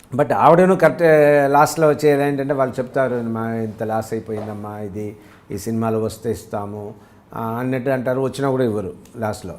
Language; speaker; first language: Telugu; native; Telugu